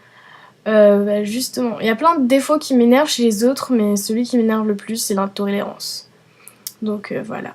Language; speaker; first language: French; early bilingual, other home language; Vietnamese